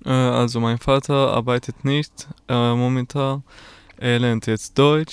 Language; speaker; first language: German; non-native, learner; Arabic